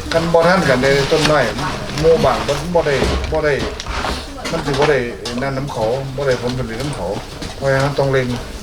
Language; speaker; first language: Thai; native; Thai